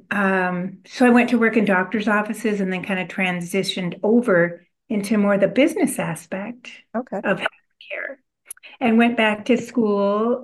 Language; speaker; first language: English; native; English